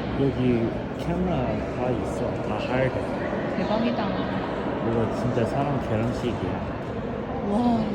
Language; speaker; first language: Korean; non-native, learner; English